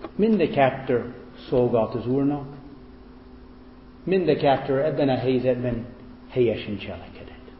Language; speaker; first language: Hungarian; non-native, fluent; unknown